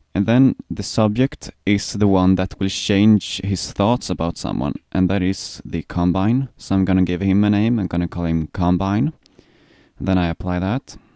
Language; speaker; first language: English; non-native, fluent; Swedish